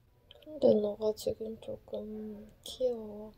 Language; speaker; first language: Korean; non-native, learner; English